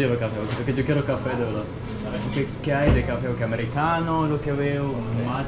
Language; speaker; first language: Spanish; non-native, fluent; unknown